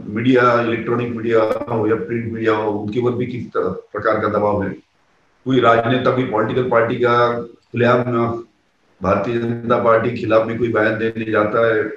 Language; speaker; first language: Hindi; non-native, local second language; Marathi